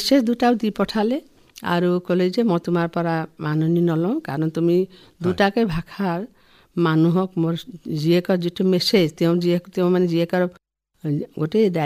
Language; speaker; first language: Assamese; non-native, local second language; Nepali